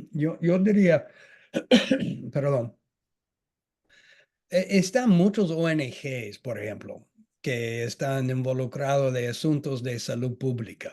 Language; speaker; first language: Spanish; non-native, fluent; English